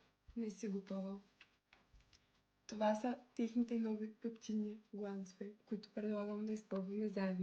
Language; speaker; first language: Bulgarian; native; Bulgarian